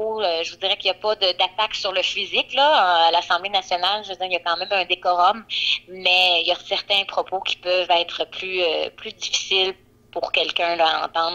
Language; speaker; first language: French; native; French